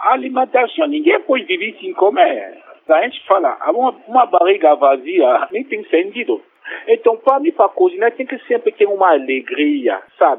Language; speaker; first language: Portuguese; non-native, fluent; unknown